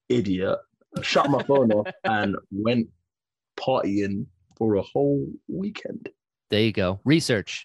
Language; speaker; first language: English; native; English